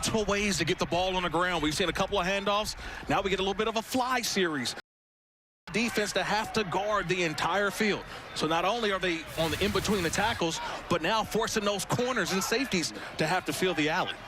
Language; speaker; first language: English; native; English